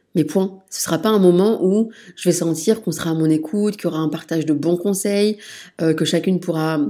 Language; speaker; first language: French; native; French